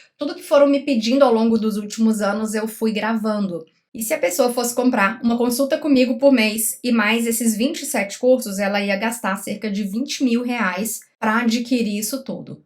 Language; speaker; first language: Portuguese; native; Portuguese